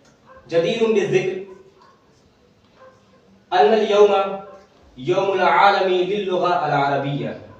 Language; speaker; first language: Arabic; non-native, fluent; Urdu